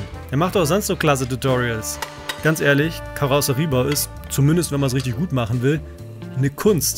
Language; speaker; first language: German; native; German